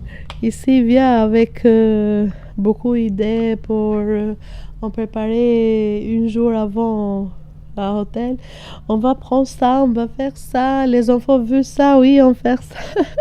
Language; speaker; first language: French; non-native, learner; Albanian